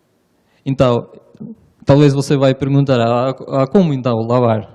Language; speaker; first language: Portuguese; non-native, learner; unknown